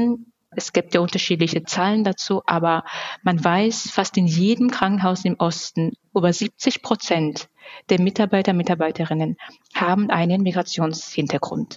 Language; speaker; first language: German; non-native, fluent; Georgian